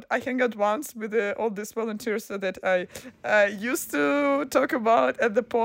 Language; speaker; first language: English; non-native, fluent; Ukrainian